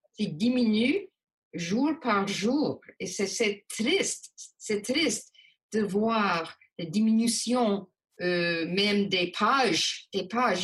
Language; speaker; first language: French; non-native, local second language; English